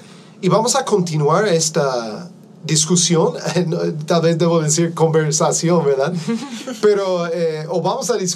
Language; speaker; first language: Spanish; non-native, fluent; English